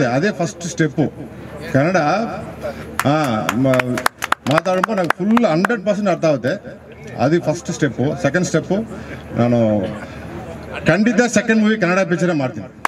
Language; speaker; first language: Kannada; non-native, learner; Tamil